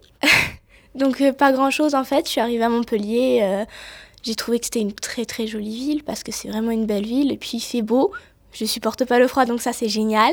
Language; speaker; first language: French; native; French